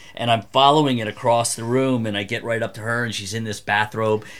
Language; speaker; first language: English; native; English